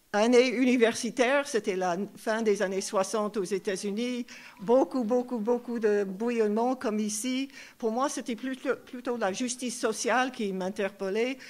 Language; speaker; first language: French; non-native, fluent; English